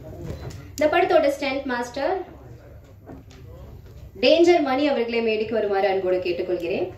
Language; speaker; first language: Tamil; native; Tamil